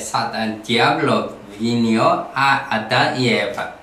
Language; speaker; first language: Spanish; non-native, learner; Korean